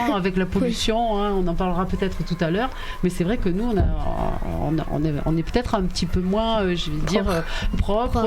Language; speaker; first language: French; native; French